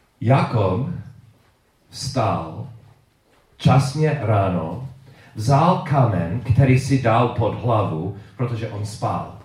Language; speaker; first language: Czech; non-native, learner; English